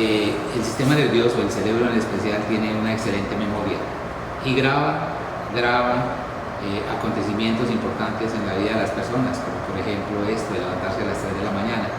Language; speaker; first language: Spanish; native; Spanish